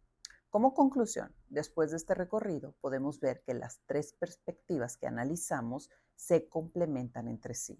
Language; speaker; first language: Spanish; native; Spanish